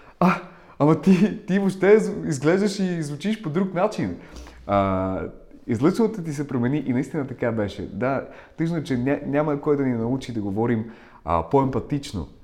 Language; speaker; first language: Bulgarian; non-native, fluent; Russian